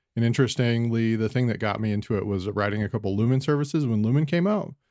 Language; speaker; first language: English; native; English